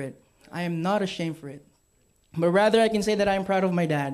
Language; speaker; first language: English; non-native, local second language; Filipino